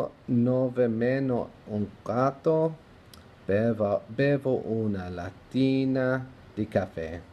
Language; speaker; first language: Italian; non-native, learner; English